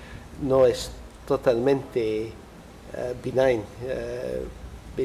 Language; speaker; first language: Spanish; non-native, fluent; Dutch